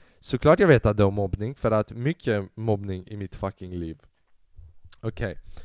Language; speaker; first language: Swedish; early bilingual, other home language; Albanian